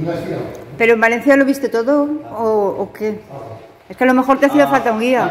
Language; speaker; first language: Spanish; native; Spanish